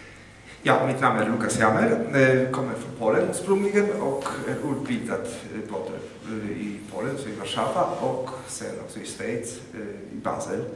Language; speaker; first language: Swedish; non-native, fluent; Polish